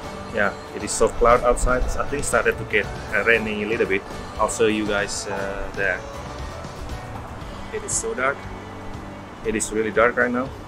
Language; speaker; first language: English; non-native, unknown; Indonesian